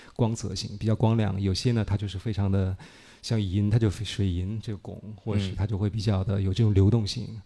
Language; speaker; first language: Chinese; native; Chinese